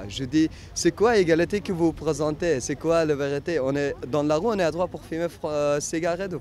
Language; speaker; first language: French; non-native, learner; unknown